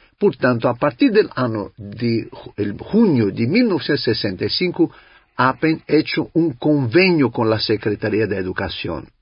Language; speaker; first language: Spanish; non-native, learner; Greek